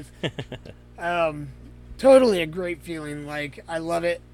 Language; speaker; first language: English; native; English